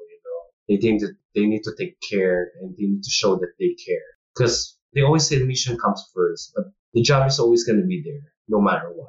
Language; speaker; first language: English; non-native, local second language; Filipino